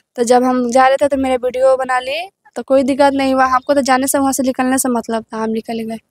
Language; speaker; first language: Hindi; native; Hindi